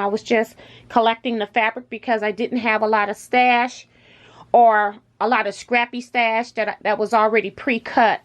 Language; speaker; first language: English; native; English